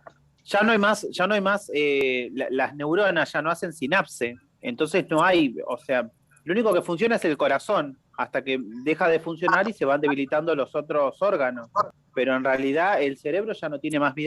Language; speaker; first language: Spanish; native; Spanish